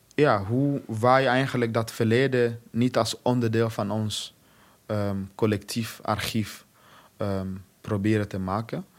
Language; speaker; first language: Dutch; non-native, fluent; Swahili